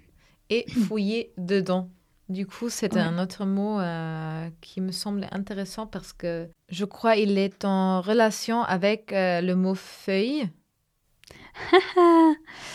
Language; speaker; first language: French; non-native, fluent; German